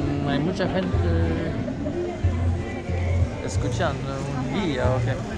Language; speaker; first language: Spanish; non-native, learner; Swedish